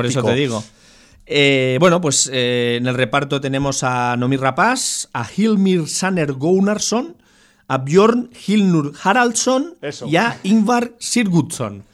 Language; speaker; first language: Spanish; native; Spanish